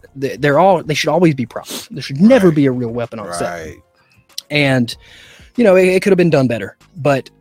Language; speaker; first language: English; native; English